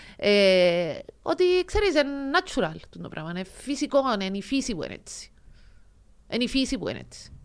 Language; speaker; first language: Greek; native; Greek